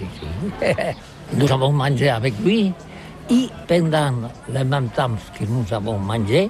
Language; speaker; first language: French; non-native, learner; Catalan